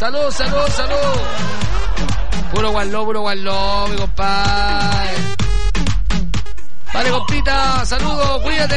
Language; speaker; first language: Spanish; native; Spanish